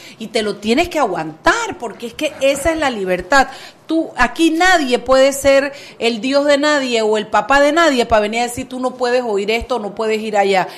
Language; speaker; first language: Spanish; native; Spanish